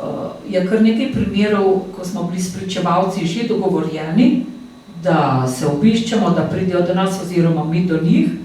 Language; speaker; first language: Slovenian; native; Slovenian